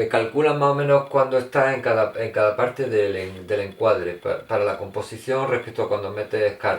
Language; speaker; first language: Spanish; early bilingual, heritage; Spanish